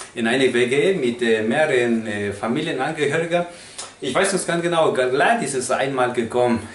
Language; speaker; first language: German; non-native, learner; Spanish